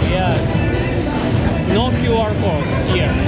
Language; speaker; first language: English; non-native, learner; Japanese